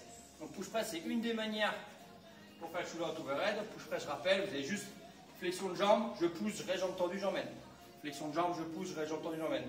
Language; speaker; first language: French; native; French